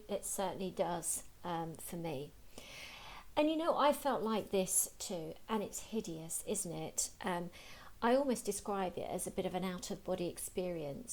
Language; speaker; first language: English; native; English